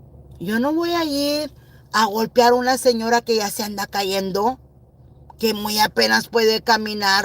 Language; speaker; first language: Spanish; early bilingual, heritage; Spanish